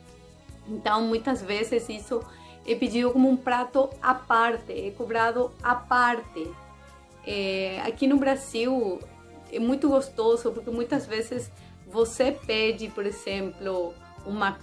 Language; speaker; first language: Portuguese; non-native, fluent; Spanish